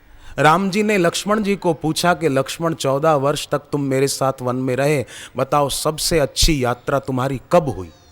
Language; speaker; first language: Hindi; native; Hindi